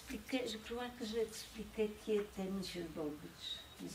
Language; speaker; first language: French; non-native, fluent; Polish